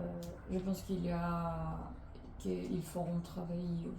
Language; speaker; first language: French; non-native, learner; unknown